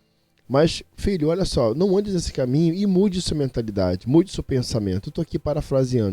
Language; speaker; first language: Portuguese; native; Portuguese